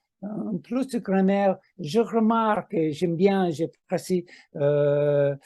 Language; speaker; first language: French; non-native, fluent; English